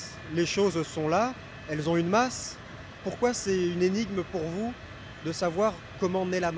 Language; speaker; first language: French; native; French